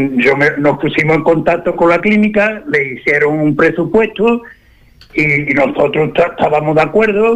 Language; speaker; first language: Spanish; native; Spanish